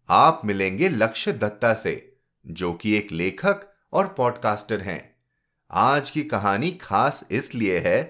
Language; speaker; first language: Hindi; native; Hindi